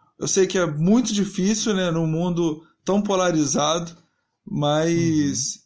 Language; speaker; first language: Portuguese; native; Portuguese